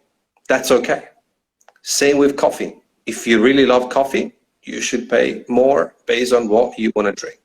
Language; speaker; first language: English; non-native, fluent; Italian